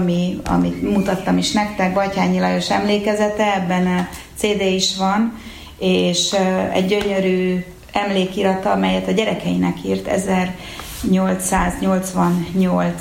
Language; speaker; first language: Hungarian; native; Hungarian